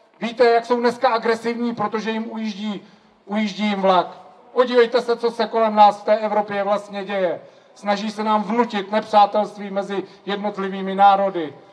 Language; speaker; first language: Czech; native; Czech